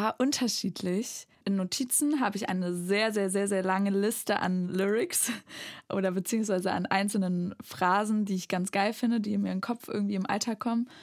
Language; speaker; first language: German; native; German